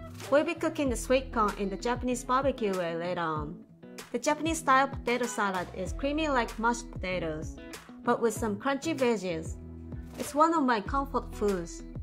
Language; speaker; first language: English; non-native, fluent; Japanese